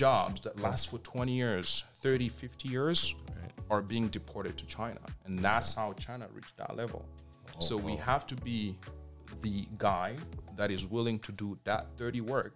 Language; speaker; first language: English; non-native, fluent; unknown